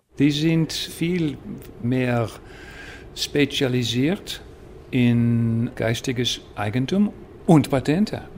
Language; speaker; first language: German; non-native, learner; Dutch